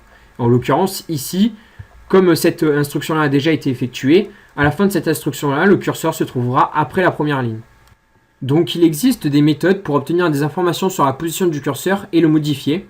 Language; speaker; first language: French; native; French